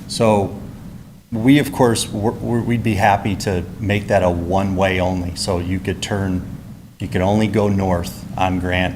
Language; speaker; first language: English; native; English